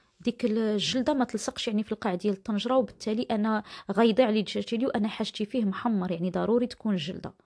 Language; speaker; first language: Arabic; native; Arabic